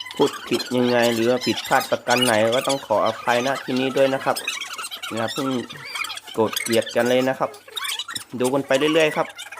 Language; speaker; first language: Thai; non-native, local second language; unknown